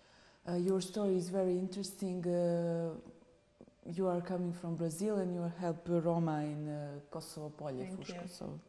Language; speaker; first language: English; non-native, fluent; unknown